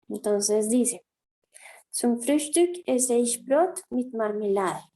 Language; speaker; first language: German; non-native, fluent; Spanish